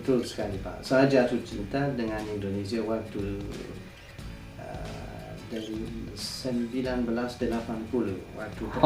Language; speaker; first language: Indonesian; non-native, fluent; English